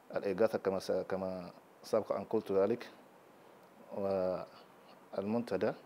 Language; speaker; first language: Arabic; non-native, fluent; Yoruba